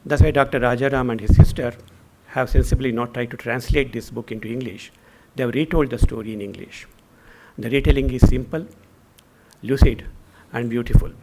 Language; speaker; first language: English; non-native, local second language; Kannada